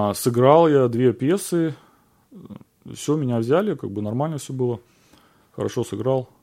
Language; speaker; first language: Russian; native; Russian